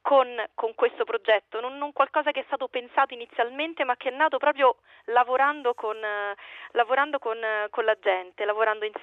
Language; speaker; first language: Italian; native; Italian